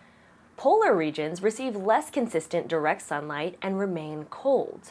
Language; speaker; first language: English; native; English